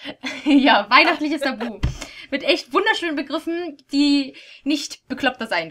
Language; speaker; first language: German; native; German